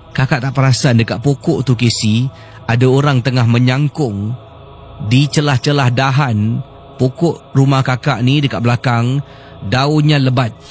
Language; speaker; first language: Malay; native; Malay